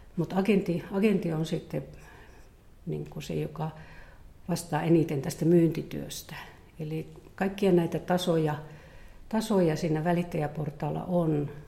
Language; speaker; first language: Finnish; native; Finnish